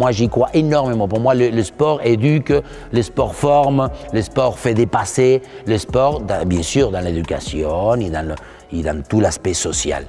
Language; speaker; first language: French; non-native, fluent; Spanish